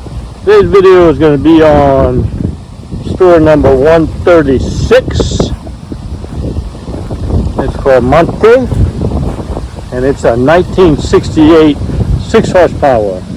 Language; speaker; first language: English; native; English